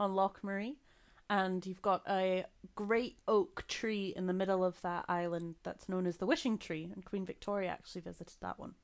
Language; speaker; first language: English; native; English